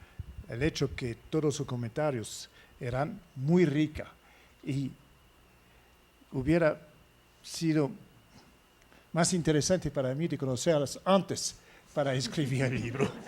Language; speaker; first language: Spanish; non-native, fluent; French